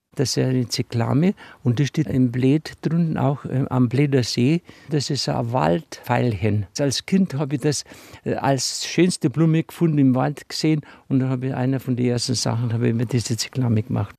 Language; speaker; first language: German; non-native, fluent; Slovenian